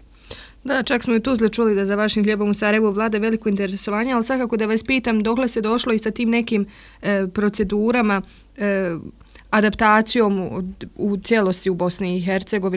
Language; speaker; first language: Croatian; native; Croatian